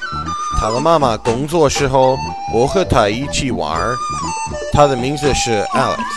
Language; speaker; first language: Chinese; non-native, learner; English